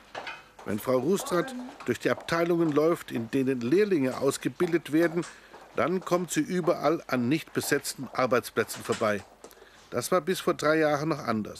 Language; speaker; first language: German; native; German